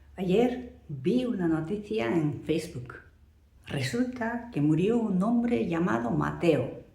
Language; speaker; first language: Spanish; non-native, fluent; Japanese